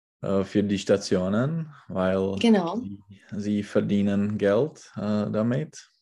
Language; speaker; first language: German; non-native, learner; Czech